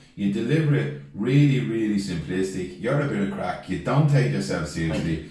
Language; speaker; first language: English; native; English